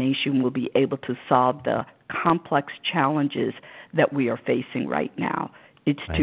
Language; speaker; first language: English; early bilingual, other home language; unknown